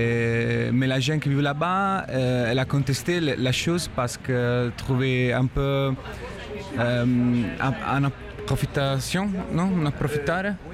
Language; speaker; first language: French; non-native, learner; Italian